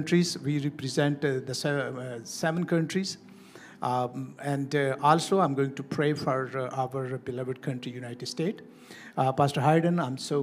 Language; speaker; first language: English; non-native, local second language; Urdu